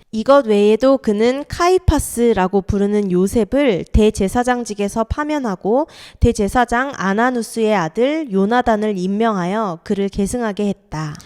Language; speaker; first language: Korean; native; Korean